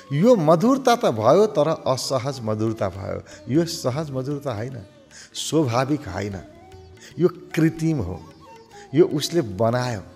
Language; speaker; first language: Nepali; native; Nepali